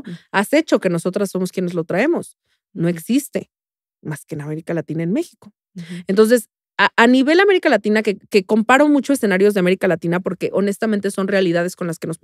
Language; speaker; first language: Spanish; native; Spanish